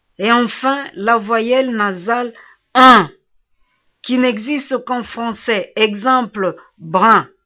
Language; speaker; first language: French; non-native, local second language; Swahili